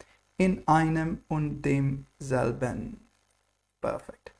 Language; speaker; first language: German; non-native, fluent; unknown